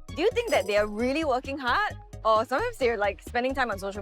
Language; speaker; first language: English; native; English